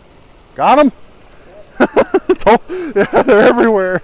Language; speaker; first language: English; native; English